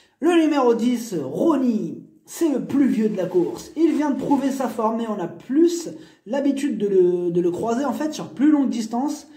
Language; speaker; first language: French; native; French